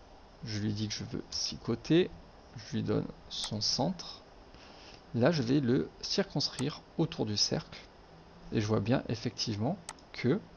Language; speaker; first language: French; native; French